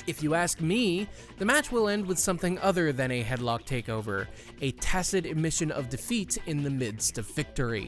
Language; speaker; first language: English; native; English